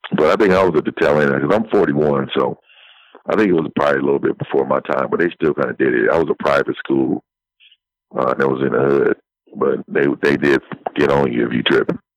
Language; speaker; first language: English; native; English